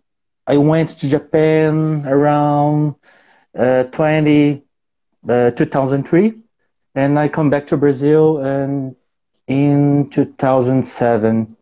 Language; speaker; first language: English; non-native, learner; Portuguese